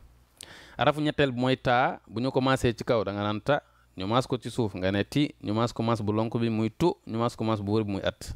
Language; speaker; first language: Wolof; native; Wolof